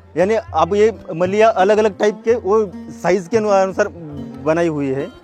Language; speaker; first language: Hindi; non-native, local second language; Kukna